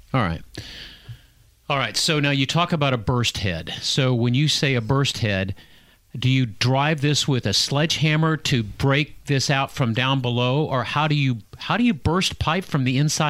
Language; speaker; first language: English; native; English